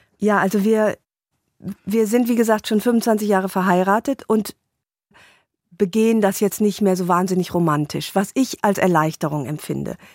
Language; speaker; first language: German; native; German